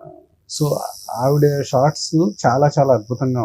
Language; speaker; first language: Telugu; native; Telugu